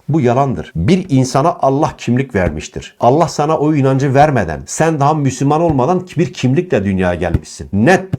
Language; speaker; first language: Turkish; non-native, local second language; Kurdish